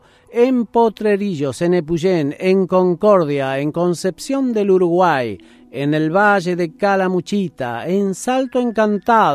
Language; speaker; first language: Spanish; native; Spanish